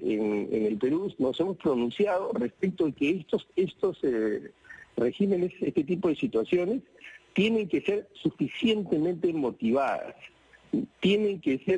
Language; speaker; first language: Spanish; native; Spanish